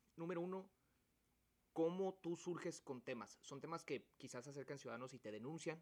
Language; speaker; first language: Spanish; native; Spanish